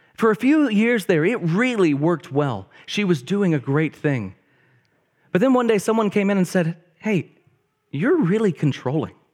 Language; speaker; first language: English; native; English